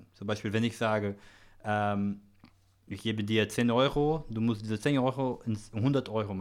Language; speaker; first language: German; non-native, learner; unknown